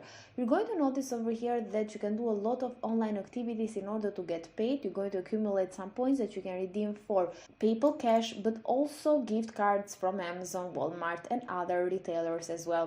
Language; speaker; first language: English; non-native, fluent; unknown